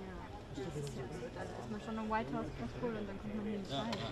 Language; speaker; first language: German; native; German